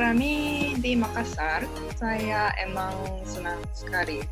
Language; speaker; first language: Indonesian; non-native, learner; Japanese